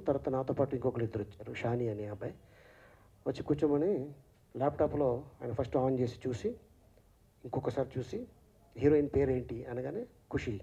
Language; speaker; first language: Telugu; native; Telugu